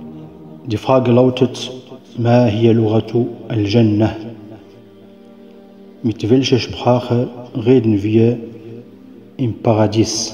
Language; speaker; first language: German; non-native, fluent; Arabic